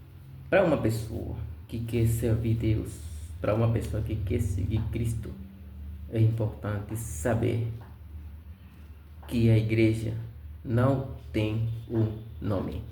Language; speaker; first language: Portuguese; non-native, fluent; Spanish